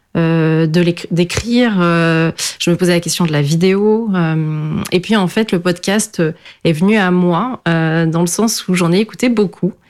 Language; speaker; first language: French; early bilingual, other home language; Portuguese